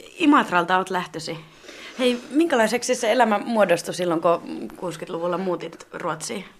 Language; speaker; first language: Finnish; native; Finnish